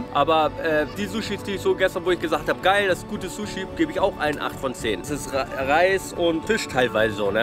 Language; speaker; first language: German; native; German